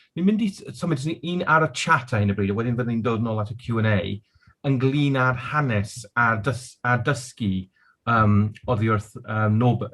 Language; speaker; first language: Welsh; non-native, local second language; English